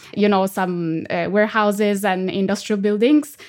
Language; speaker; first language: English; non-native, fluent; Italian